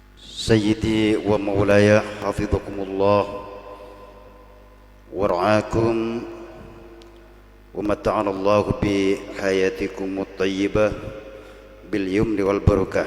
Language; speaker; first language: Arabic; non-native, fluent; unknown